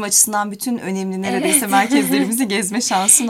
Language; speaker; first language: Turkish; native; Turkish